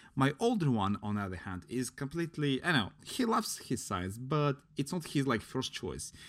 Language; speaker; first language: English; non-native, fluent; Latvian